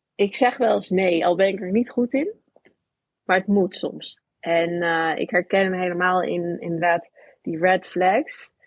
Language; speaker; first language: Dutch; early bilingual, heritage; Dutch